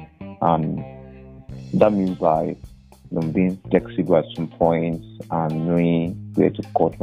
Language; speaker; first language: English; non-native, local second language; Yoruba